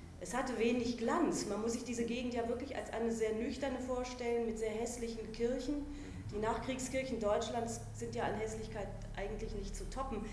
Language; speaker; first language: German; native; German